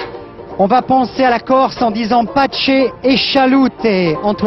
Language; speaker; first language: French; native; French